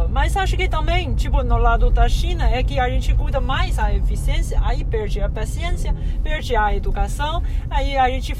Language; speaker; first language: Portuguese; non-native, fluent; Chinese